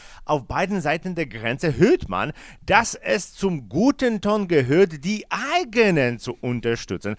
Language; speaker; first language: German; non-native, fluent; Polish